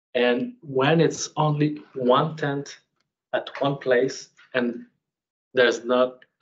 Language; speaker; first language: English; non-native, fluent; French